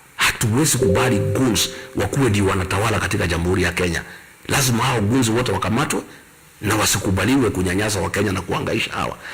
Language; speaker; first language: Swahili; non-native, local second language; Kikuyu